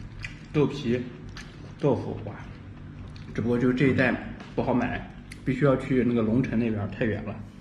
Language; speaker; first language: Chinese; native; Chinese